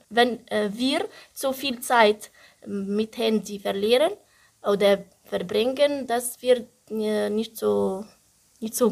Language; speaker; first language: German; non-native, learner; Arabic